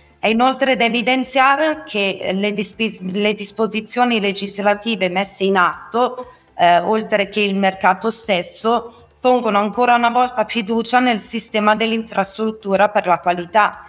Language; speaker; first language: Italian; native; Italian